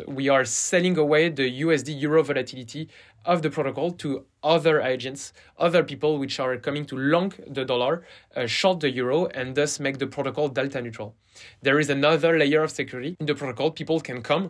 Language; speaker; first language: English; non-native, fluent; French